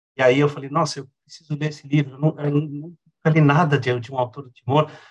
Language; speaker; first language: Portuguese; native; Portuguese